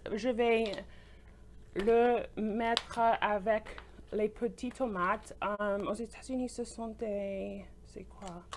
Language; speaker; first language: French; non-native, fluent; English